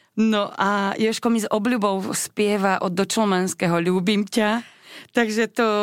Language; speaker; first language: Slovak; non-native, local second language; Hungarian